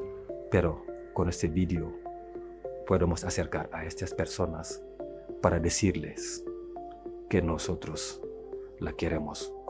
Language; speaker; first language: Spanish; non-native, fluent; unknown